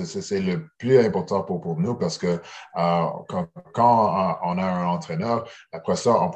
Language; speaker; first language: French; early bilingual, heritage; English